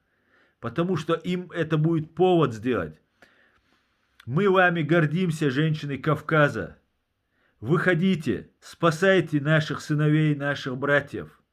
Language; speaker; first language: Russian; non-native, local second language; Chechen